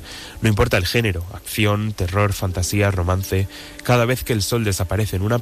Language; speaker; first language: Spanish; native; Spanish